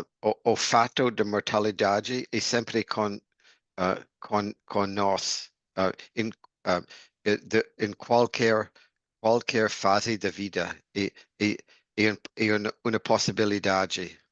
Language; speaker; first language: Portuguese; non-native, learner; English